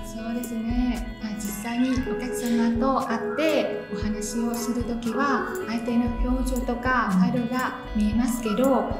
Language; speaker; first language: Japanese; non-native, fluent; Vietnamese